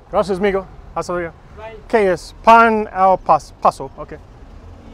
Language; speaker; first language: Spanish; non-native, learner; English